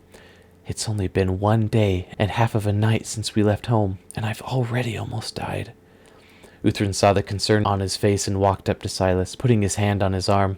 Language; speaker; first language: English; native; English